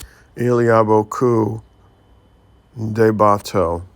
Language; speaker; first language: French; non-native, learner; English